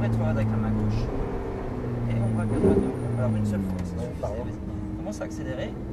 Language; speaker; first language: French; native; French